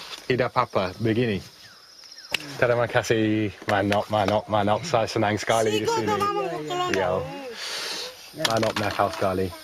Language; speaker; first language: Indonesian; non-native, learner; English